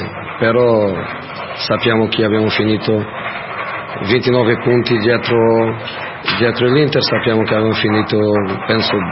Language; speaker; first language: Italian; non-native, fluent; Portuguese